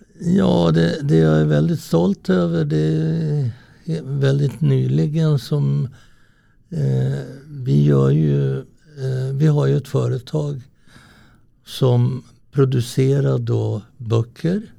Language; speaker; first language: Swedish; early bilingual, other home language; Italian